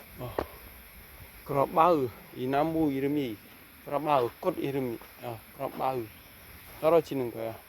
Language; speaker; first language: Korean; non-native, fluent; Khmer